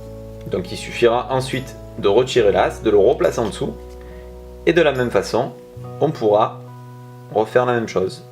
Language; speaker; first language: French; native; French